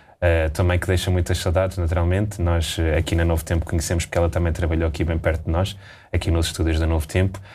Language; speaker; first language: Portuguese; native; Portuguese